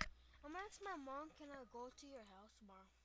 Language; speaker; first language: English; native; English